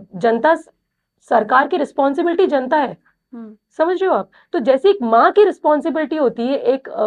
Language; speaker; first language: Hindi; native; Hindi